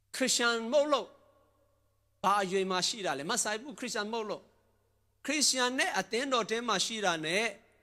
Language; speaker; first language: Burmese; non-native, local second language; Tedim Chin